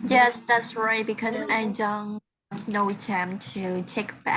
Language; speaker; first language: English; non-native, learner; Vietnamese